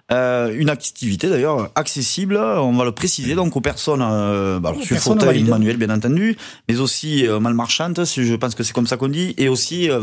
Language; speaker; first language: French; native; French